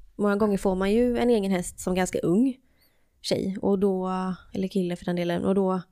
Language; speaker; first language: Swedish; native; Swedish